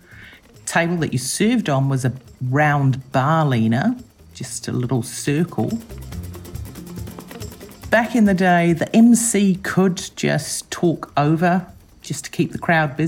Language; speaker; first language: English; native; English